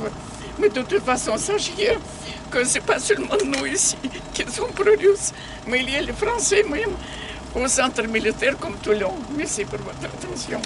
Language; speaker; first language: French; non-native, fluent; Russian